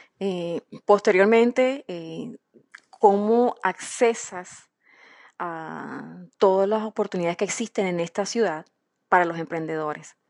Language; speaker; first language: Spanish; native; Spanish